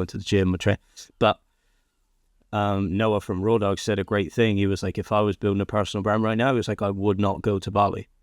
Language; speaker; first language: English; native; English